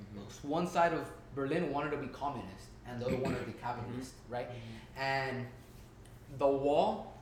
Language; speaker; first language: English; early bilingual, heritage; Spanish